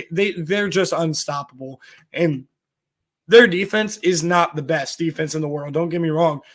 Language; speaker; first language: English; native; English